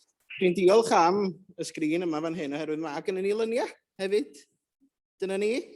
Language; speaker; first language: Welsh; native; Welsh